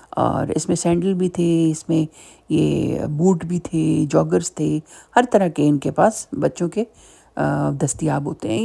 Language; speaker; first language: Urdu; native; Urdu